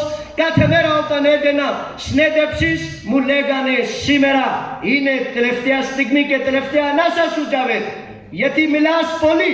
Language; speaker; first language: Greek; non-native, learner; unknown